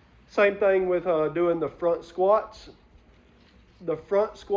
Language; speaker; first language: English; native; English